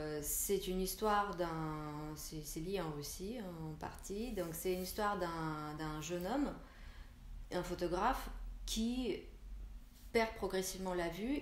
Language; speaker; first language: French; non-native, fluent; Russian